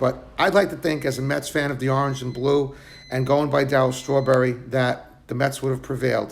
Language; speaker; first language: English; native; English